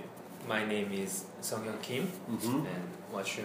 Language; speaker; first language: English; non-native, learner; Korean